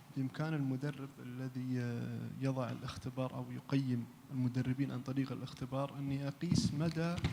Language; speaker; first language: Arabic; native; Arabic